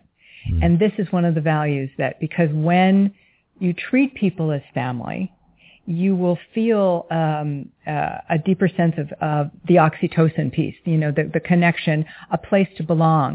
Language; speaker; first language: English; native; English